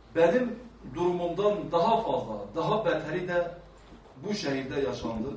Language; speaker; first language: Turkish; non-native, local second language; Kurdish